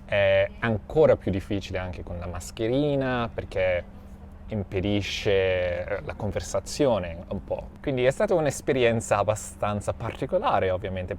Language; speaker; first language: Italian; non-native, fluent; English